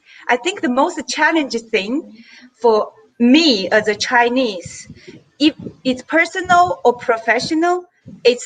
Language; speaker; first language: English; non-native, fluent; Chinese